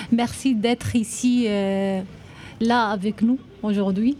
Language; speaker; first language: French; non-native, learner; Arabic